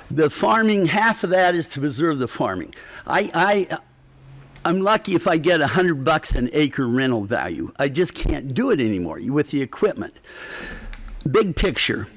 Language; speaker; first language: English; native; English